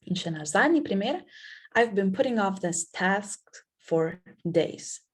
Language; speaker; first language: English; non-native, fluent; Slovenian